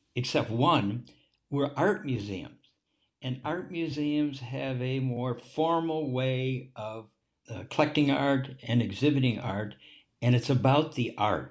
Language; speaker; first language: English; native; English